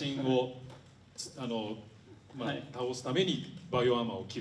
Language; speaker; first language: Japanese; native; Japanese